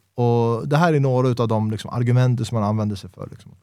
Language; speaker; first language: Swedish; native; Swedish